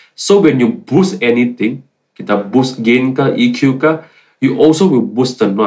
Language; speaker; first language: English; non-native, local second language; Malay